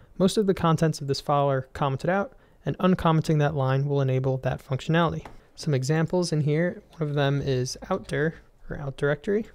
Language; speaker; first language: English; native; English